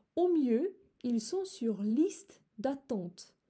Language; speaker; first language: French; non-native, fluent; Russian